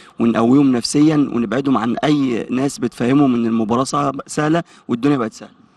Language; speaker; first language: Arabic; native; Arabic